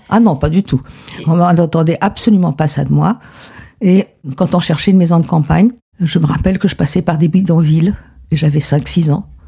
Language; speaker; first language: French; non-native, fluent; Spanish